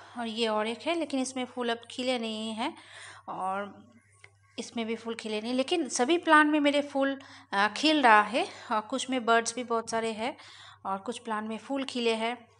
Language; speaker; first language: Hindi; non-native, local second language; Bangla